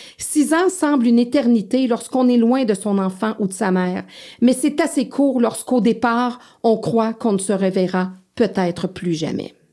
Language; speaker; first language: French; native; French